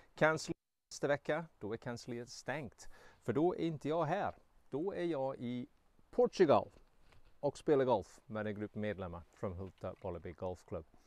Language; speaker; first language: Swedish; non-native, fluent; English